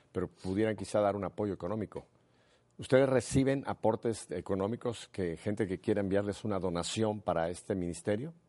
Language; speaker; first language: Spanish; native; Spanish